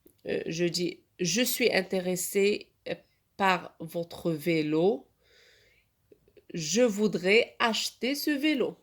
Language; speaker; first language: French; non-native, local second language; Arabic